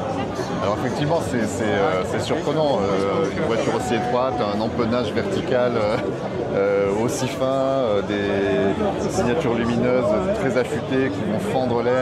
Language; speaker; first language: French; native; French